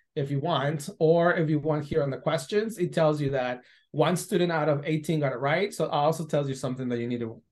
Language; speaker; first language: English; non-native, fluent; Spanish